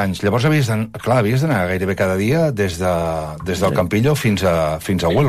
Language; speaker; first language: Catalan; native; Catalan